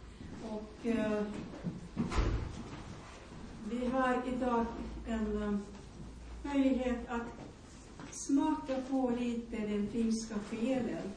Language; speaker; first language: Swedish; non-native, local second language; Finnish